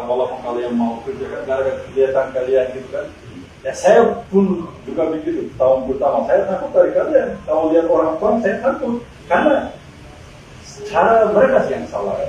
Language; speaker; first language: Indonesian; non-native, fluent; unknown